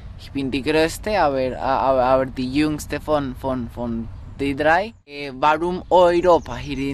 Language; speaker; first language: German; non-native, learner; Spanish